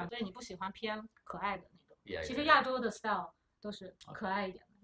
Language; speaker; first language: Chinese; native; Chinese